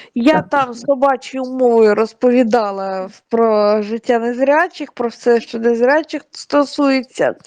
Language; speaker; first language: Ukrainian; non-native, fluent; Russian